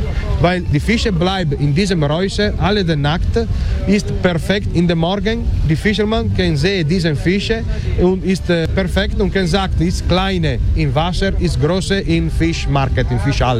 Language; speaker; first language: German; non-native, learner; Italian